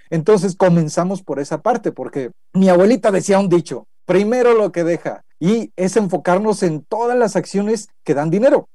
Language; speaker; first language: Spanish; native; Spanish